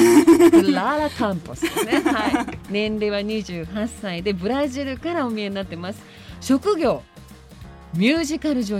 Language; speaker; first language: Japanese; native; Japanese